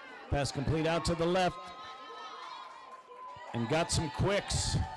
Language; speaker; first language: English; native; English